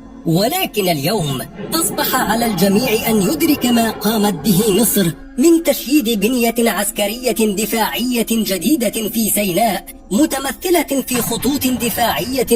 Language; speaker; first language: Arabic; native; Arabic